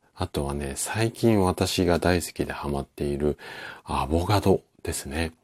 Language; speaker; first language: Japanese; native; Japanese